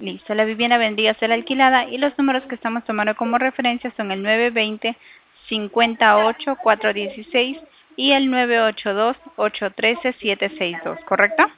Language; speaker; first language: Spanish; native; Spanish